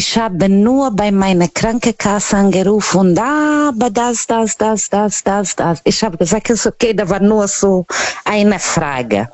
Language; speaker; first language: German; non-native, learner; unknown